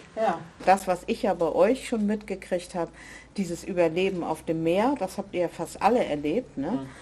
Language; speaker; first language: German; native; German